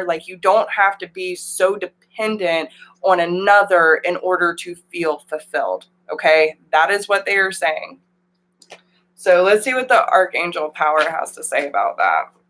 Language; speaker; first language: English; native; English